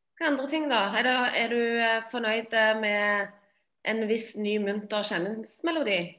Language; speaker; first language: Norwegian; native; Norwegian